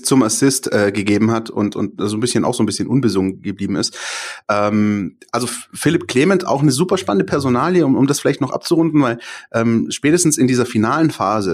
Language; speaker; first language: German; native; German